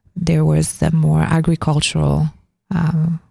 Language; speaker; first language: English; non-native, fluent; French